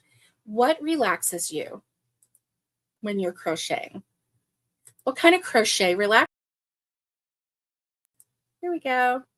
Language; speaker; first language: English; native; English